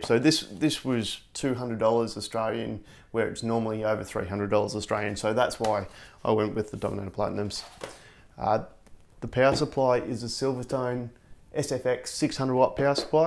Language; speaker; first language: English; native; English